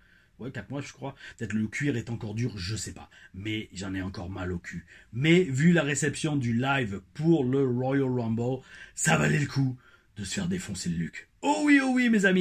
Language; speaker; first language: French; native; French